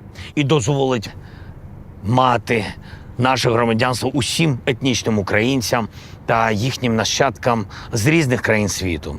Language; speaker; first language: Ukrainian; non-native, local second language; Russian